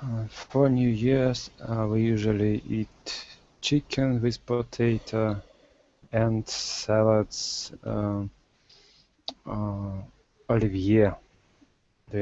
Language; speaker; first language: English; non-native, learner; Russian